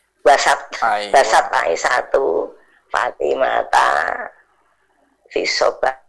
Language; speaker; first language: Arabic; non-native, learner; Indonesian